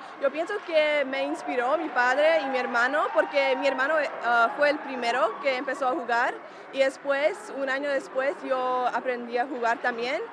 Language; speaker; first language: Spanish; early bilingual, heritage; Spanish